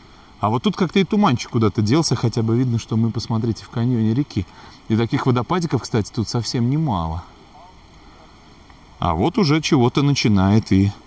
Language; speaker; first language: Russian; native; Russian